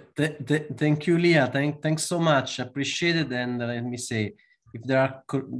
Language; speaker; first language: English; non-native, fluent; Italian